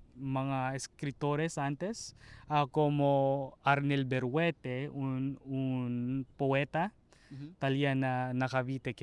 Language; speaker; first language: Spanish; non-native, learner; Chavacano